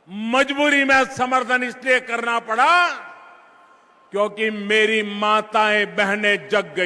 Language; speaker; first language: Hindi; non-native, local second language; Gujarati